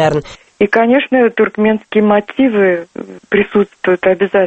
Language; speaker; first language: Russian; non-native, local second language; Turkmen